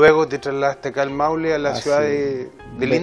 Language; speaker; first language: Spanish; native; Spanish